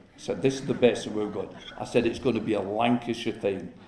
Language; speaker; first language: English; native; English